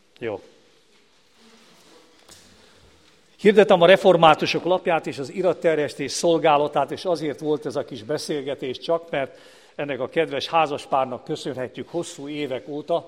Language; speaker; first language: Hungarian; native; Hungarian